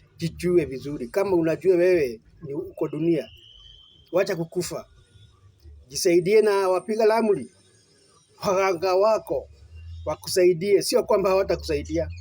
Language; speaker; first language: Swahili; non-native, local second language; Kikuyu